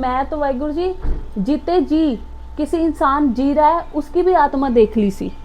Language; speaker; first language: Hindi; non-native, local second language; Punjabi